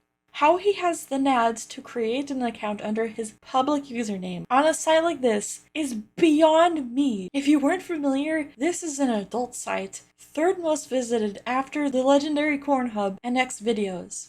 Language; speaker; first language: English; native; English